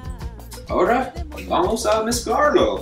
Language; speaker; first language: Spanish; non-native, learner; English